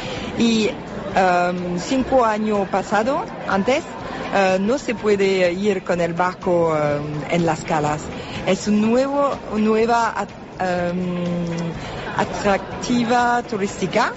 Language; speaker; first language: Spanish; non-native, learner; French